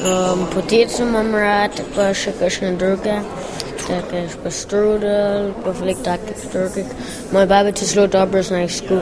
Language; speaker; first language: Slovenian; early bilingual, heritage; English